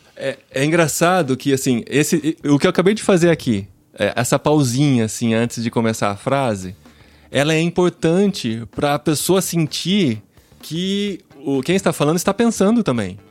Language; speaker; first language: Portuguese; native; Portuguese